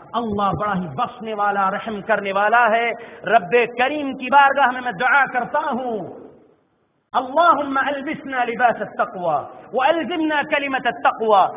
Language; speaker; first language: Urdu; native; Urdu